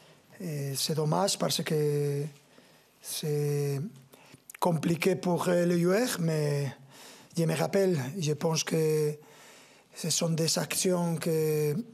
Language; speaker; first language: French; non-native, fluent; Spanish